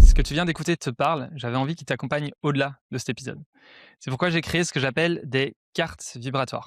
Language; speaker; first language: French; native; French